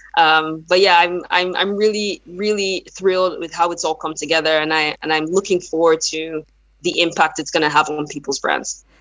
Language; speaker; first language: English; non-native, local second language; Yoruba